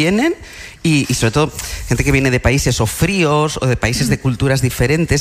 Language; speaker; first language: Spanish; native; Spanish